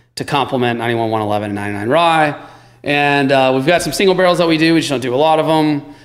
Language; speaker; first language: English; native; English